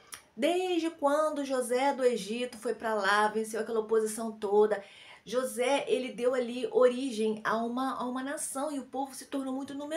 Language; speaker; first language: Portuguese; native; Portuguese